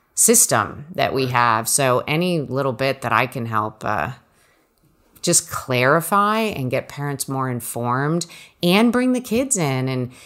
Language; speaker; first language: English; native; English